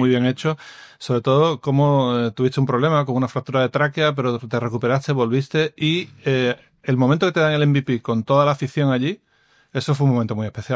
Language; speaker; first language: Spanish; native; Spanish